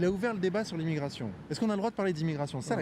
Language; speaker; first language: French; native; French